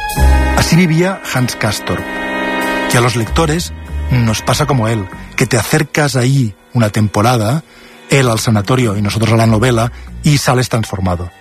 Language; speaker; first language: Spanish; native; Spanish